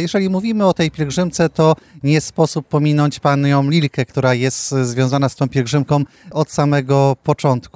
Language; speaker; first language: Polish; native; Polish